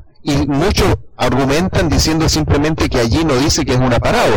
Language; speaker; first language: Spanish; native; Spanish